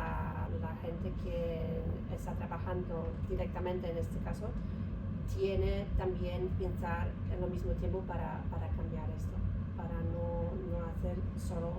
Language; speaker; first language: Spanish; non-native, learner; Polish